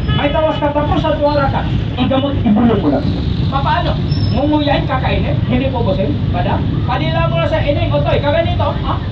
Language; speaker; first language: Filipino; non-native, local second language; Cebuano